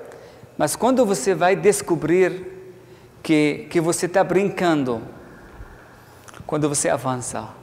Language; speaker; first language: Portuguese; non-native, learner; Arabic